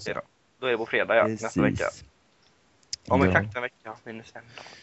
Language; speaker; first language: Swedish; native; Swedish